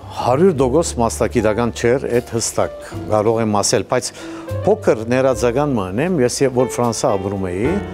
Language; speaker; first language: Armenian; early bilingual, heritage; Armenian